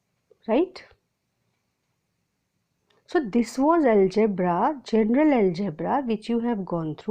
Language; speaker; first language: English; non-native, local second language; Hindi